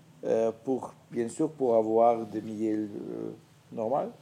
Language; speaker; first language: French; non-native, fluent; Russian